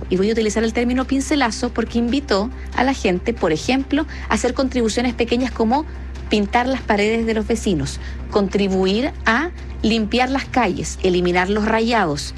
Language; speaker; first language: Spanish; native; Spanish